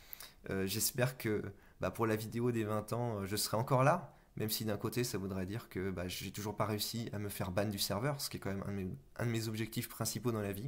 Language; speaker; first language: French; native; French